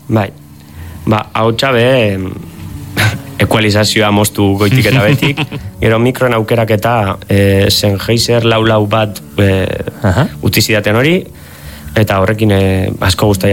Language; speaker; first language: Basque; native; Basque